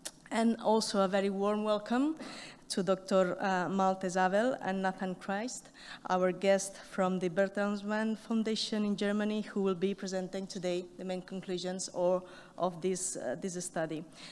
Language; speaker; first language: English; non-native, fluent; Catalan